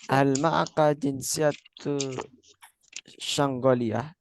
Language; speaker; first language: Arabic; non-native, fluent; Indonesian